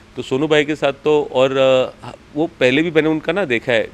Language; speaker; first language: Hindi; native; Hindi